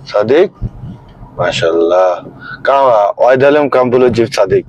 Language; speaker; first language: Arabic; non-native, learner; Bangla